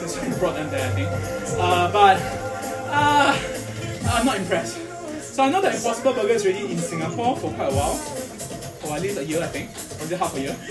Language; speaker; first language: English; non-native, local second language; Chinese